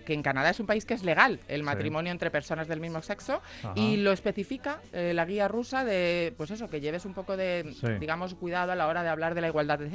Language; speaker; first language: Spanish; native; Spanish